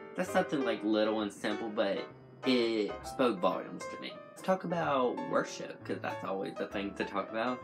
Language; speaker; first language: English; native; English